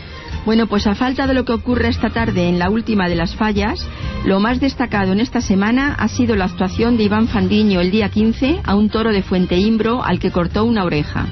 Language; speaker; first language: Spanish; native; Spanish